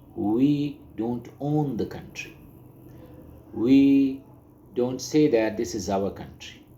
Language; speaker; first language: English; non-native, local second language; Urdu